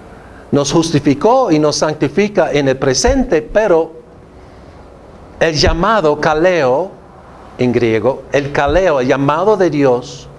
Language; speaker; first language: Spanish; non-native, fluent; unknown